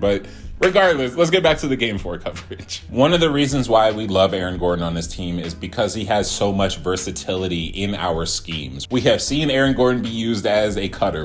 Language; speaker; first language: English; native; English